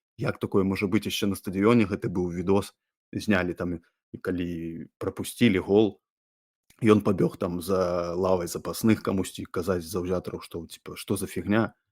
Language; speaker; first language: Belarusian; non-native, local second language; Russian